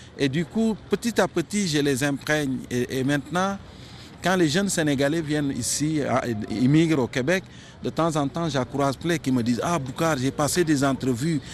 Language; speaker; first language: French; non-native, local second language; Wolof